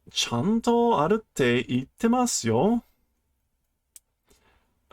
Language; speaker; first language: Japanese; non-native, learner; English